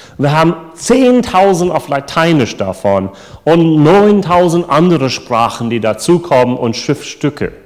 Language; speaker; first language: German; non-native, fluent; English